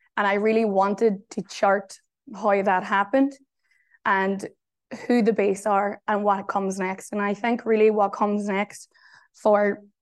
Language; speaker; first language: English; native; English